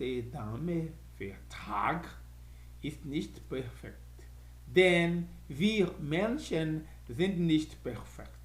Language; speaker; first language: German; non-native, fluent; Portuguese